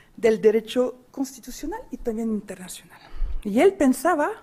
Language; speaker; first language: Spanish; non-native, fluent; French